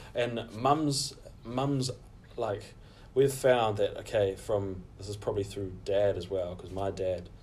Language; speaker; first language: English; native; English